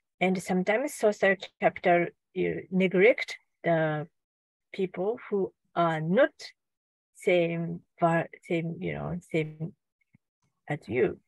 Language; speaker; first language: English; non-native, learner; Japanese